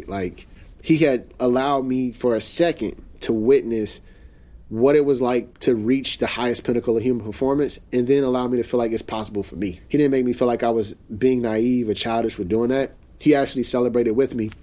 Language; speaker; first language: English; native; English